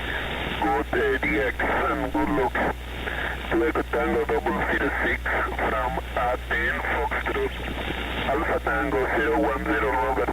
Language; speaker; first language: English; non-native, learner; Spanish